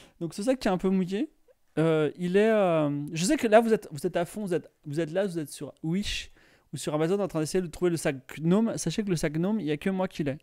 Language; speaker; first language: French; native; French